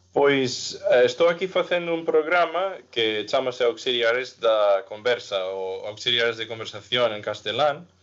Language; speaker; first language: Galician; non-native, fluent; English